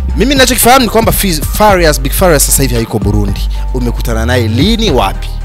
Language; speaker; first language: Swahili; non-native, local second language; Rundi